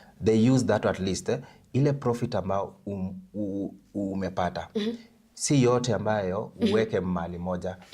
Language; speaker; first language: Swahili; non-native, local second language; Luo (Kenya and Tanzania)